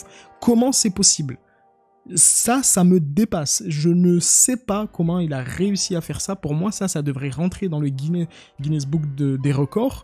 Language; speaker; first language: French; native; French